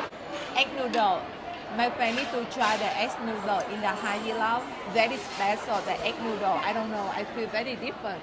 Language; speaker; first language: English; non-native, learner; Vietnamese